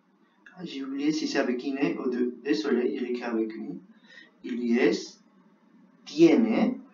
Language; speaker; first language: French; non-native, fluent; Spanish